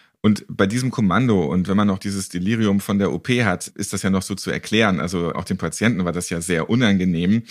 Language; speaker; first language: German; native; German